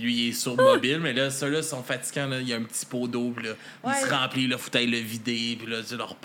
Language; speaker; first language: French; native; French